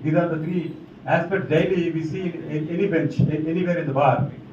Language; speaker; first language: English; non-native, local second language; Telugu